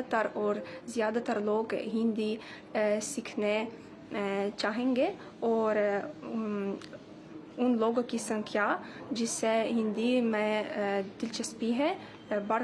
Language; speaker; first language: Hindi; non-native, learner; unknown